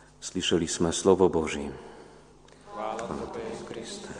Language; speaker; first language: Czech; non-native, fluent; Polish